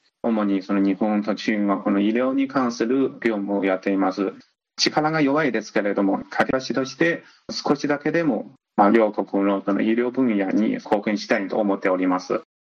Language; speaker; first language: Japanese; non-native, fluent; Chinese